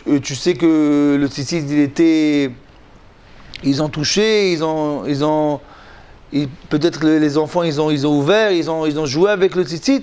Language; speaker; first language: French; non-native, learner; Hebrew